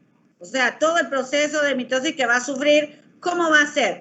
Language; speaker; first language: Spanish; native; Spanish